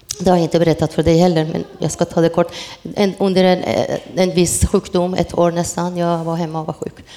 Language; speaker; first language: Swedish; non-native, fluent; Persian